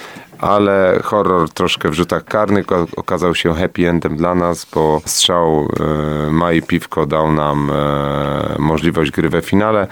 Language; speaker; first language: Polish; native; Polish